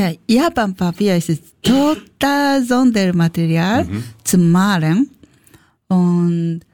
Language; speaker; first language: German; non-native, learner; Japanese